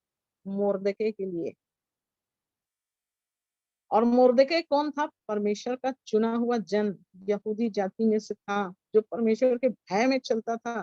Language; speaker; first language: Hindi; native; Hindi